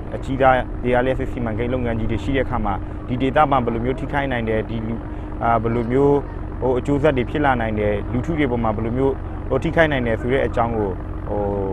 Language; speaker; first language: Burmese; non-native, local second language; Karen languages